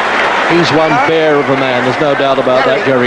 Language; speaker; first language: English; native; English